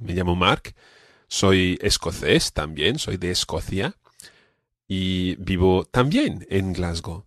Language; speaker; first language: Spanish; non-native, fluent; English